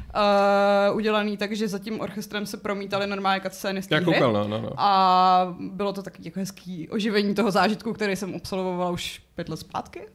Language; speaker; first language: Czech; native; Czech